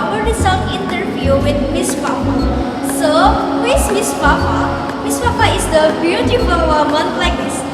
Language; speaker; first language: English; non-native, learner; Indonesian